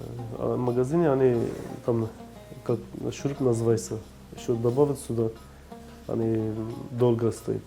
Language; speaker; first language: Russian; non-native, learner; Turkish